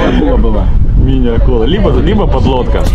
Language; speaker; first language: Russian; native; Russian